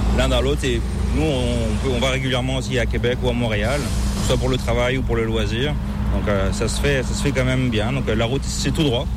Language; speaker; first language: French; native; French